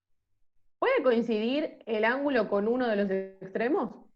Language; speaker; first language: Spanish; native; Spanish